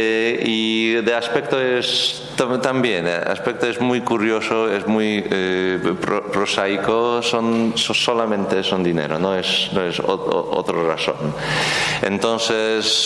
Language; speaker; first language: Spanish; non-native, learner; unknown